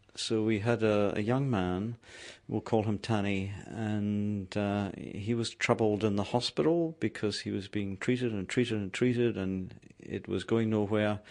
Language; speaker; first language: English; native; English